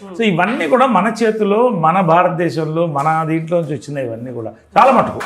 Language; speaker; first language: Telugu; native; Telugu